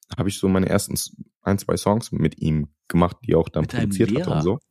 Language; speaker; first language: German; native; German